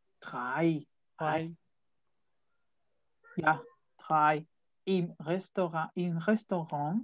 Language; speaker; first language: Spanish; native; Spanish